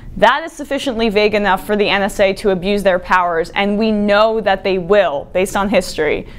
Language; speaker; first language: English; native; English